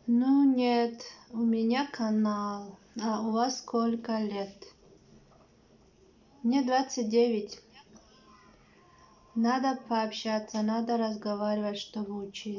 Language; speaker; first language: Russian; non-native, learner; Tajik